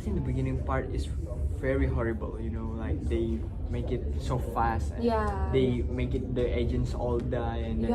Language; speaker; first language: English; non-native, local second language; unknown